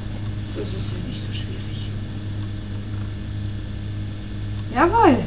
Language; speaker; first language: German; native; German